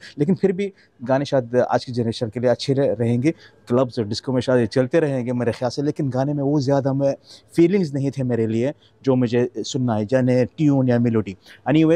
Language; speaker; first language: Hindi; non-native, fluent; Arabic